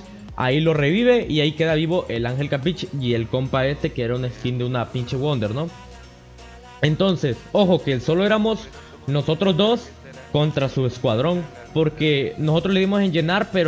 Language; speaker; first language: Spanish; native; Spanish